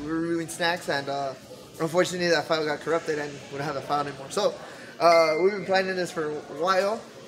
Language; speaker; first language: English; early bilingual, other home language; Spanish